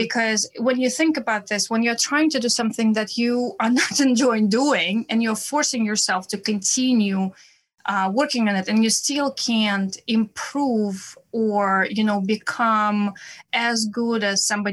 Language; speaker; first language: English; non-native, fluent; Russian